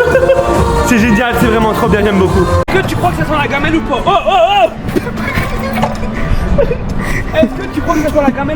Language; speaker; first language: French; native; French